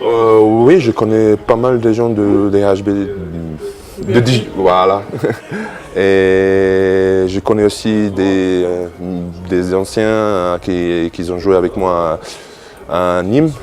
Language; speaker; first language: French; non-native, fluent; Bosnian